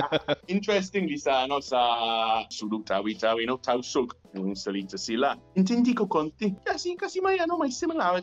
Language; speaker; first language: Filipino; non-native, learner; English